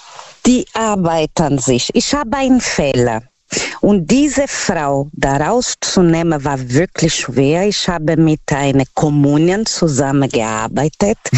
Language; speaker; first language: German; non-native, fluent; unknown